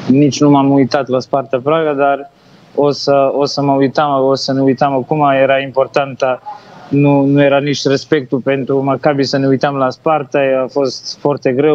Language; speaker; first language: Romanian; non-native, fluent; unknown